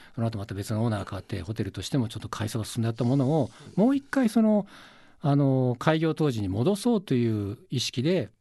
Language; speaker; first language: Japanese; native; Japanese